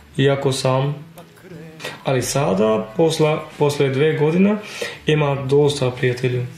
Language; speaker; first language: Serbian; non-native, learner; Punjabi